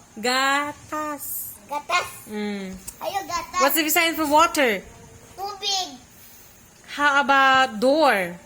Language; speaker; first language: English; non-native, local second language; Cebuano